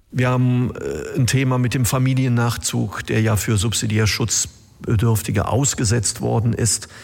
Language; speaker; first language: German; native; German